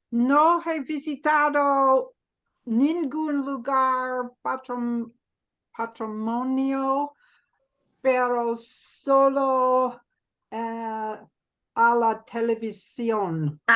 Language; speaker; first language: Spanish; non-native, learner; English